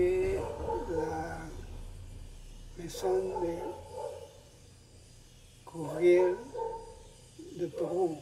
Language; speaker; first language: French; non-native, learner; Spanish